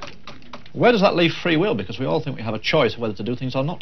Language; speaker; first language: English; native; English